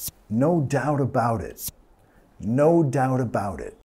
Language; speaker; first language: English; native; English